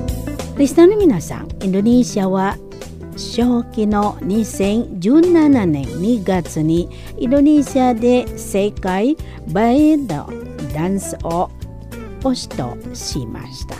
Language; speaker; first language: Japanese; non-native, fluent; Indonesian